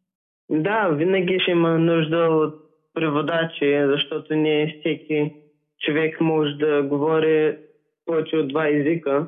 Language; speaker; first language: Bulgarian; early bilingual, heritage; Bulgarian